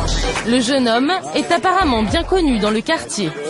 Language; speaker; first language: French; native; French